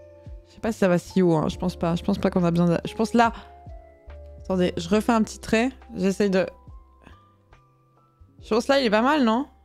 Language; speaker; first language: French; native; French